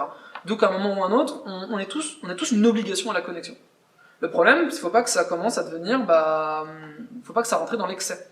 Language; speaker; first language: French; native; French